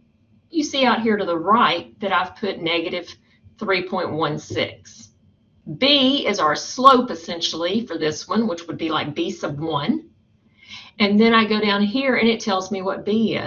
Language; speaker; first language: English; native; English